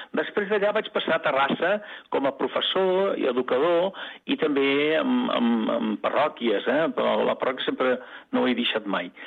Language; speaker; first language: Catalan; native; Catalan